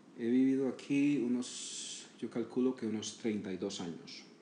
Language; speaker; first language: Spanish; native; Spanish